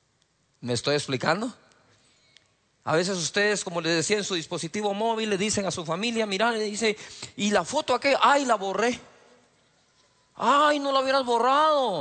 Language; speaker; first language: Spanish; native; Spanish